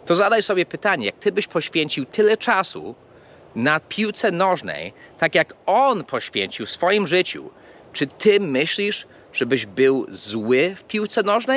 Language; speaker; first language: Polish; early bilingual, heritage; English